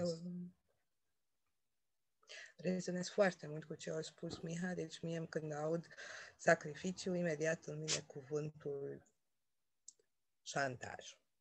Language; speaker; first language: Romanian; non-native, local second language; Hungarian